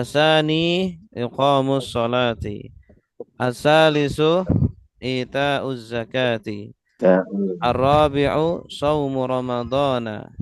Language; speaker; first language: Arabic; non-native, fluent; Indonesian